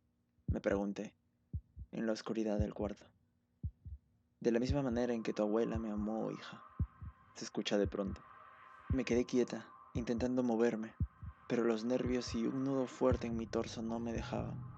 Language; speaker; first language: Spanish; native; Spanish